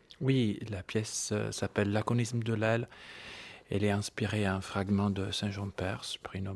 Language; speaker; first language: French; non-native, fluent; Italian